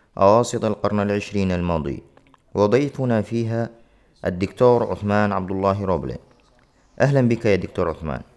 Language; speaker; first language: Arabic; non-native, local second language; Somali